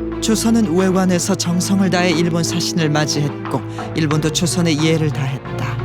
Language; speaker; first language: Korean; native; Korean